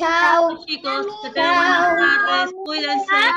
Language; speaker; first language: Spanish; native; Spanish